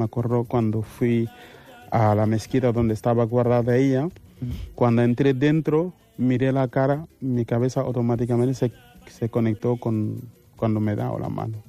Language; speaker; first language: Spanish; non-native, fluent; Wolof